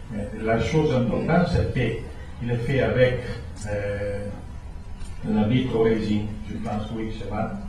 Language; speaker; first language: French; non-native, fluent; Italian